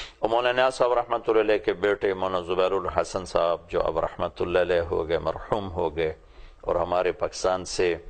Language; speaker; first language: Urdu; non-native, local second language; Punjabi